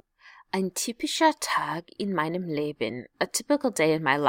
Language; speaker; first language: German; non-native, fluent; English